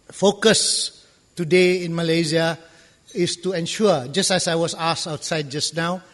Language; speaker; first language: English; non-native, local second language; Malay